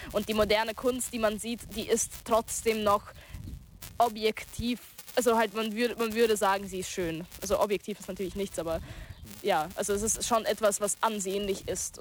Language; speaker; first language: German; early bilingual, other home language; Russian